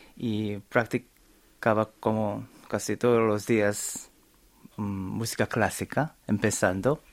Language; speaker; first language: Spanish; non-native, fluent; Korean